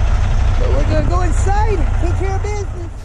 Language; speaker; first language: English; native; English